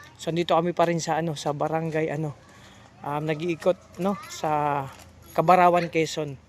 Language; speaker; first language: Filipino; non-native, local second language; Bikol